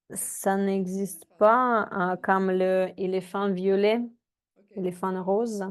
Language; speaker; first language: French; non-native, fluent; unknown